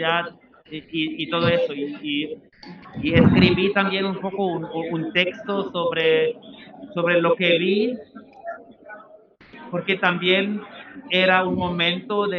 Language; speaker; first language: Spanish; non-native, fluent; German